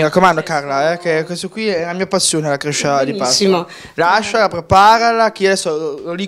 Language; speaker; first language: Italian; native; Italian